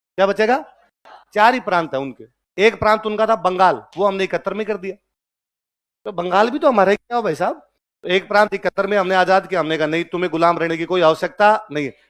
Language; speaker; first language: Hindi; native; Hindi